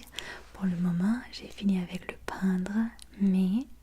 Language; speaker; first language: French; non-native, learner; English